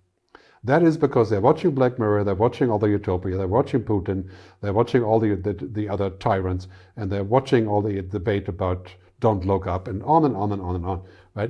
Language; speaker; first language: English; non-native, fluent; German